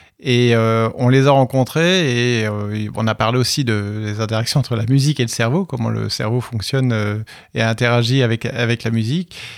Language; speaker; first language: French; native; French